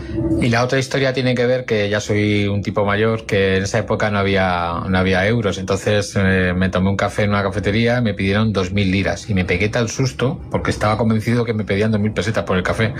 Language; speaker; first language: Spanish; native; Spanish